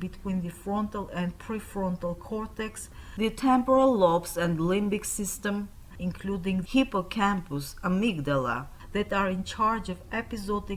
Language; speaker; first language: English; non-native, fluent; Armenian